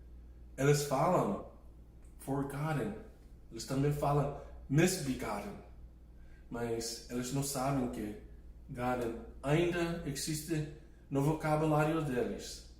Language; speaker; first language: Portuguese; non-native, fluent; English